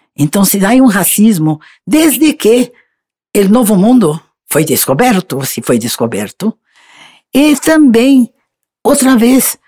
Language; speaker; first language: Spanish; non-native, learner; Portuguese